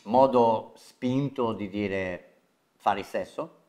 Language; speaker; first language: Italian; non-native, fluent; English